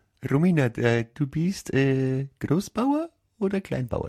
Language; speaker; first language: German; native; German